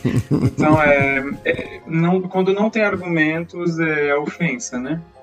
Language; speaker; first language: Portuguese; non-native, fluent; French